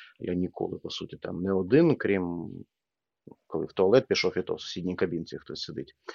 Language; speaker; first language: Ukrainian; non-native, local second language; Russian